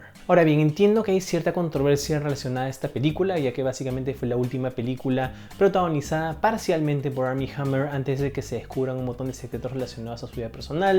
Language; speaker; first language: Spanish; native; Spanish